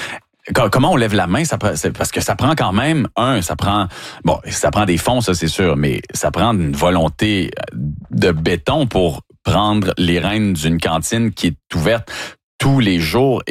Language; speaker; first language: French; native; French